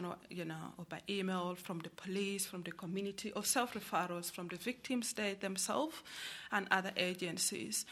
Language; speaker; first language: English; non-native, local second language; Acoli